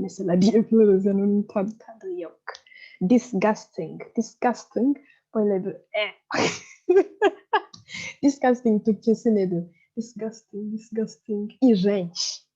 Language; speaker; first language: Turkish; non-native, fluent; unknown